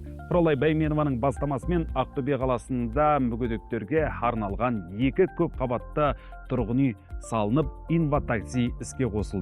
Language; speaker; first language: Kazakh; native; Kazakh